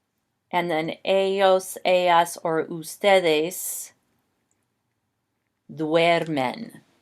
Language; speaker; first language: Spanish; non-native, fluent; English